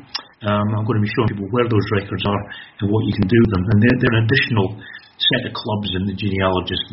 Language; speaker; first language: English; native; English